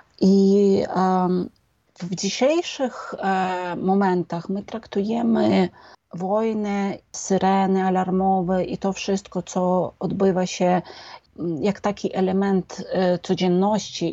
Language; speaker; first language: Polish; non-native, fluent; Ukrainian